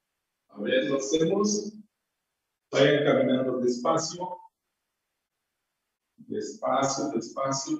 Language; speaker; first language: Spanish; native; Spanish